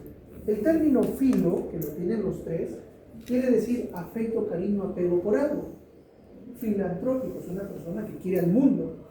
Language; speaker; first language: Spanish; native; Spanish